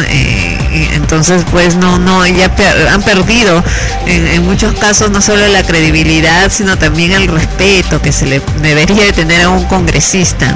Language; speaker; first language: Spanish; native; Spanish